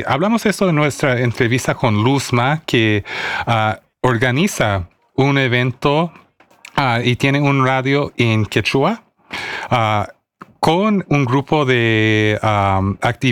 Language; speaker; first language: Spanish; non-native, fluent; English